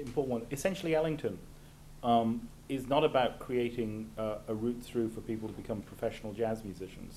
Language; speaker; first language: English; native; English